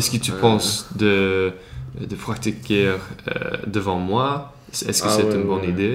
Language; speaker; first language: French; non-native, learner; Swedish